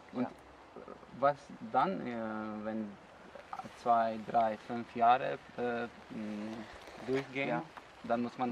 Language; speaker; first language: German; non-native, learner; Slovenian